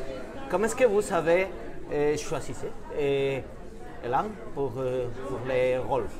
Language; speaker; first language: French; non-native, fluent; Spanish